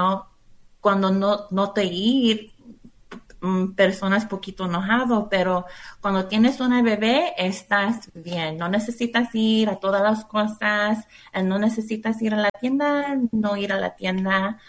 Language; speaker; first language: Spanish; non-native, learner; English